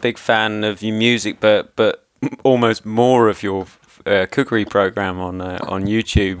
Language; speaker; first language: English; native; English